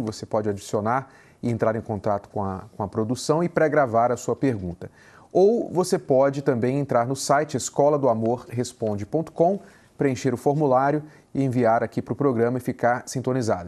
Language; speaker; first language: Portuguese; native; Portuguese